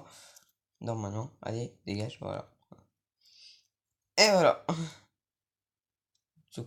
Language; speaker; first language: French; native; French